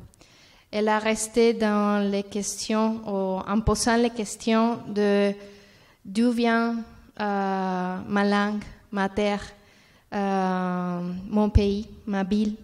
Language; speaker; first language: French; non-native, learner; Spanish